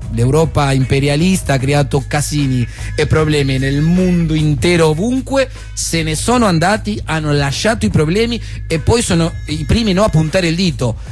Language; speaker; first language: Italian; non-native, fluent; Spanish